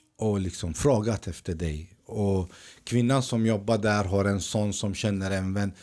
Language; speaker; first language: Swedish; early bilingual, other home language; Arabic